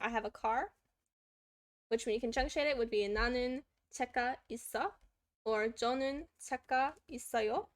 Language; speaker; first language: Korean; non-native, learner; English